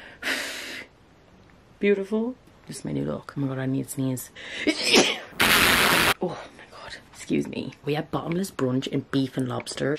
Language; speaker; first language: English; native; English